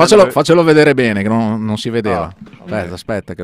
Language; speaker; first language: Italian; native; Italian